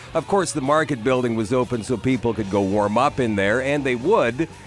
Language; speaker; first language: English; native; English